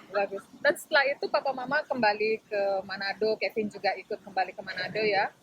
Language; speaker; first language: Indonesian; native; Indonesian